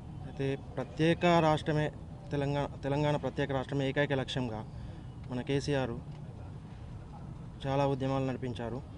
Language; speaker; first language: Telugu; native; Telugu